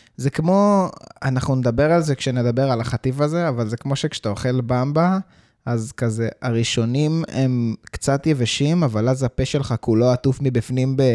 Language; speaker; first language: Hebrew; early bilingual, heritage; Hebrew